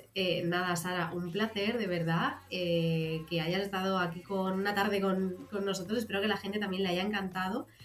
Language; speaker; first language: Spanish; native; Spanish